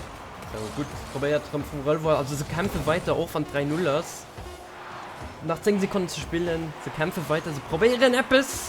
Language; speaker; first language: German; non-native, local second language; Luxembourgish